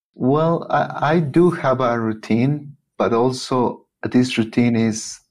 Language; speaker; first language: English; non-native, fluent; Spanish